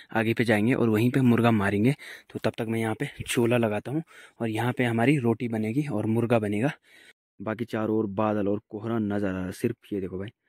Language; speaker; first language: Hindi; non-native, local second language; Garhwali